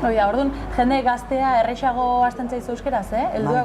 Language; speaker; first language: Basque; native; Basque